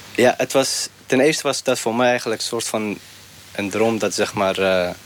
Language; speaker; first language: Dutch; early bilingual, other home language; Persian